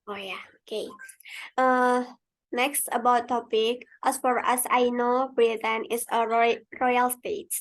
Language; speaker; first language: English; non-native, learner; Indonesian